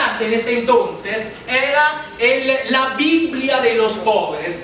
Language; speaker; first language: Spanish; non-native, fluent; Italian